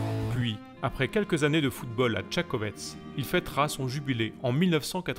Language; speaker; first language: French; native; French